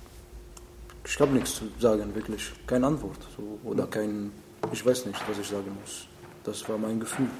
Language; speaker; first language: German; non-native, learner; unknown